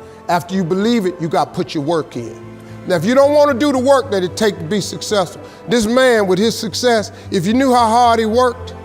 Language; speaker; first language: English; native; English